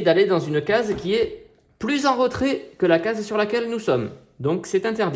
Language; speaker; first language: French; native; French